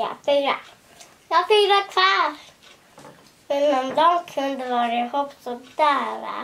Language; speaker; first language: Swedish; early bilingual, other home language; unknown